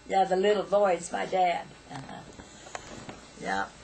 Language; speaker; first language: English; native; English